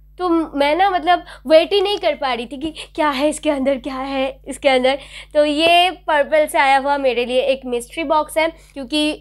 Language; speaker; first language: Hindi; non-native, local second language; Bangla